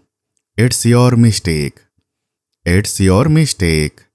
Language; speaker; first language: English; non-native, fluent; Nepali